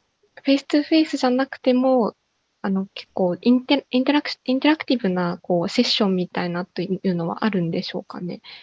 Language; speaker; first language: Japanese; native; Japanese